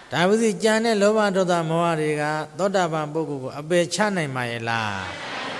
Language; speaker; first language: Burmese; native; Burmese